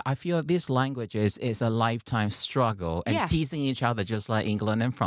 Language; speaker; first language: English; non-native, fluent; Chinese